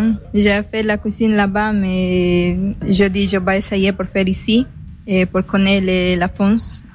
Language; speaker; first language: French; non-native, learner; Spanish